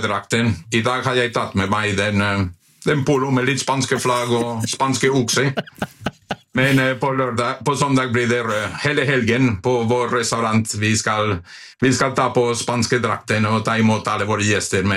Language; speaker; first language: Norwegian; non-native, fluent; Spanish